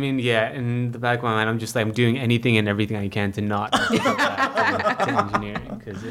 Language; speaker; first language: English; non-native, fluent; Filipino